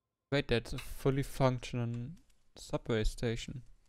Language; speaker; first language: English; non-native, fluent; German